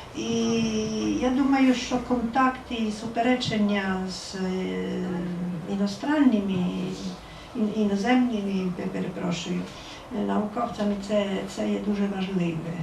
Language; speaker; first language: Ukrainian; non-native, fluent; Italian